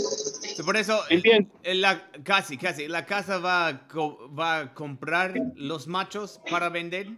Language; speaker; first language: Spanish; non-native, learner; English